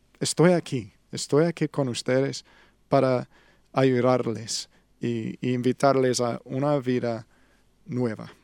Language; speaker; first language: Spanish; non-native, learner; English